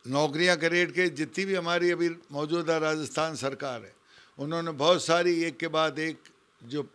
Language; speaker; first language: Hindi; native; Hindi